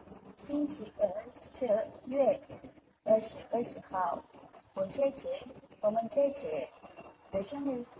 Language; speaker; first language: Chinese; non-native, learner; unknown